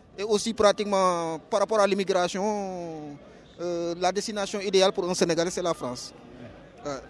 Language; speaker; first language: French; non-native, local second language; Wolof